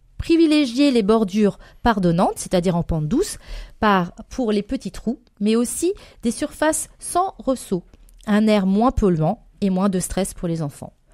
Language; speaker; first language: French; native; French